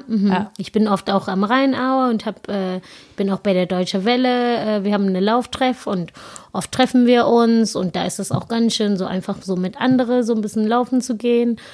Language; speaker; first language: German; non-native, fluent; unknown